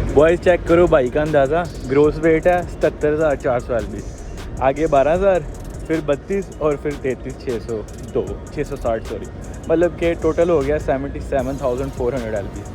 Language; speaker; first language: Urdu; non-native, local second language; Punjabi